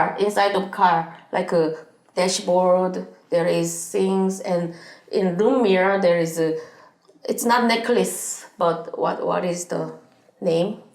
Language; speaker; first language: English; non-native, learner; Korean